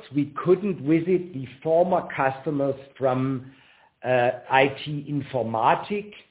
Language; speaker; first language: English; non-native, fluent; German